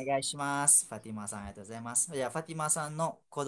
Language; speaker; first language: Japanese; non-native, fluent; Malay